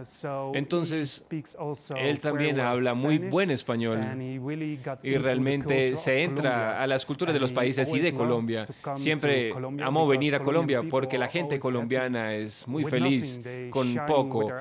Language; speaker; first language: Spanish; non-native, fluent; Dutch